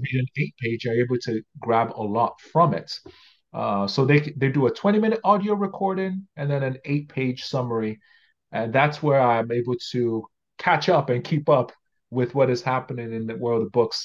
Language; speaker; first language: English; non-native, local second language; Yoruba